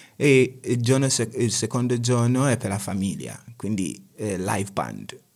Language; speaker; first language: Italian; non-native, fluent; Akan